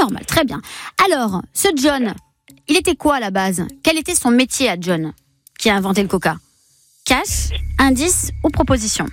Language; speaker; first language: French; native; French